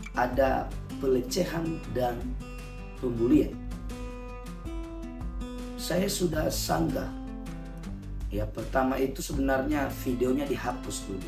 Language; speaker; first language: Indonesian; native; Indonesian